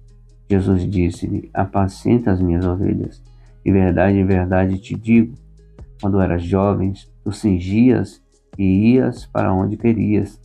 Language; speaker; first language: Portuguese; native; Portuguese